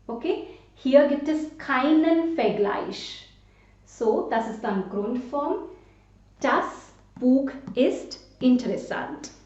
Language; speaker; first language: German; non-native, fluent; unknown